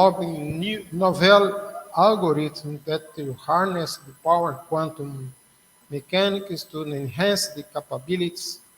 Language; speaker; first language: English; non-native, learner; Portuguese